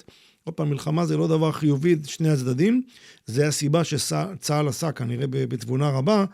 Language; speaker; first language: Hebrew; native; Hebrew